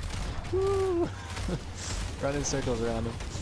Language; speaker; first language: English; native; English